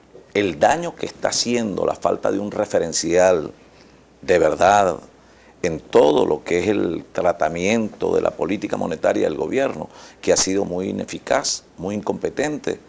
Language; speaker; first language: Spanish; native; Spanish